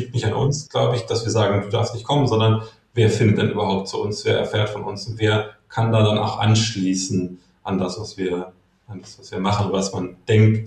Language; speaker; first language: German; native; German